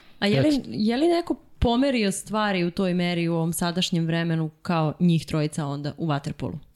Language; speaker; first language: Serbian; native; Serbian